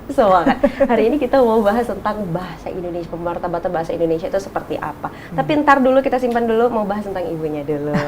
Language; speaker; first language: Indonesian; native; Indonesian